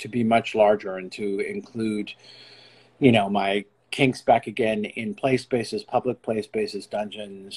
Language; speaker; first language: English; native; English